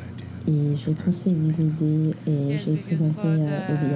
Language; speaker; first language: French; non-native, learner; English